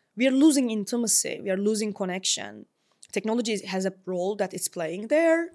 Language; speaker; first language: English; non-native, fluent; Turkish